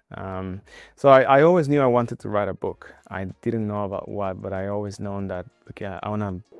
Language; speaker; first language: English; non-native, fluent; Spanish